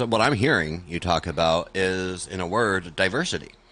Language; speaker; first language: English; native; English